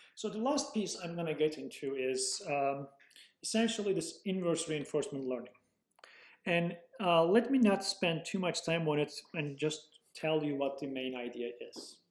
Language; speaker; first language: English; non-native, fluent; Turkish